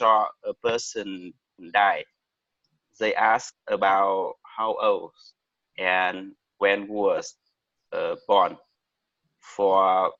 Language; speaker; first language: English; non-native, learner; Vietnamese